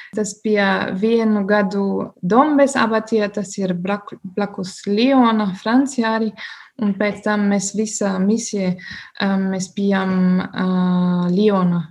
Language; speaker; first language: Latvian; non-native, learner; German